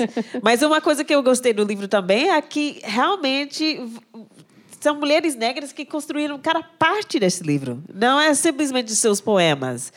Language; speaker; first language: Portuguese; non-native, fluent; English